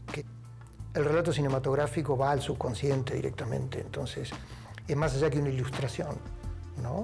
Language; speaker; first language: Spanish; native; Spanish